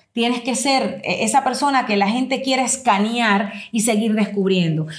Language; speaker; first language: Spanish; native; Spanish